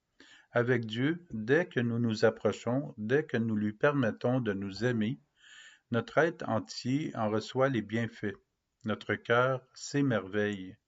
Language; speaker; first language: French; native; French